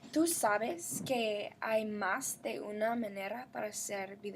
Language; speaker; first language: Spanish; non-native, learner; English